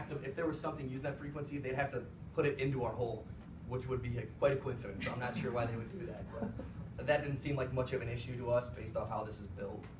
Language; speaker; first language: English; native; English